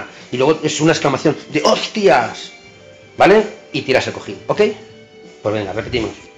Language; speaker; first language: Spanish; native; Spanish